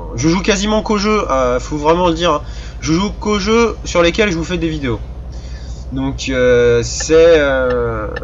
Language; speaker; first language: French; native; French